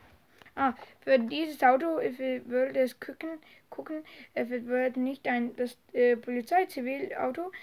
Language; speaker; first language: German; non-native, learner; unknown